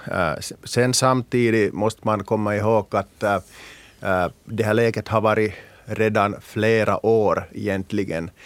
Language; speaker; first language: Swedish; non-native, local second language; Finnish